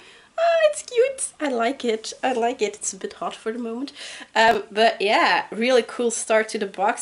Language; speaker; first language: English; non-native, fluent; Dutch